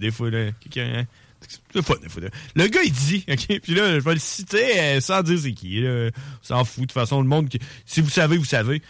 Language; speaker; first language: French; native; French